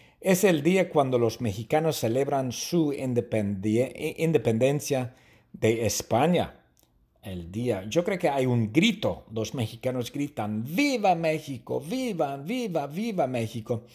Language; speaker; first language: Spanish; non-native, fluent; English